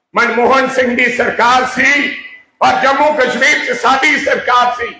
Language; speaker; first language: Hindi; non-native, local second language; Punjabi